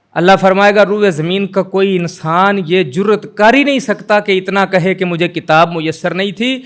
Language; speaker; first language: Urdu; non-native, local second language; Punjabi